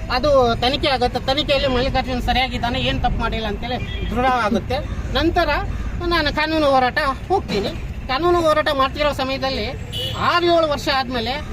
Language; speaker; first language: Kannada; non-native, local second language; Lambadi